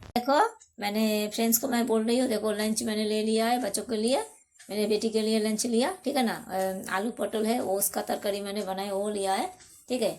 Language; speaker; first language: Hindi; non-native, local second language; Bangla